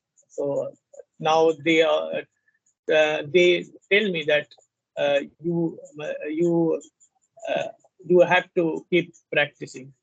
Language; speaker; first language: English; non-native, learner; Hindi